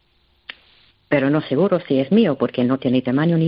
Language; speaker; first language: Spanish; non-native, learner; English